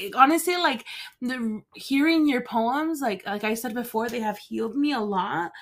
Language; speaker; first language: English; early bilingual, other home language; Spanish